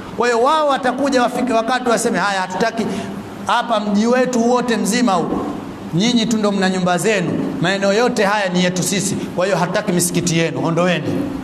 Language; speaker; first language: Swahili; native; Swahili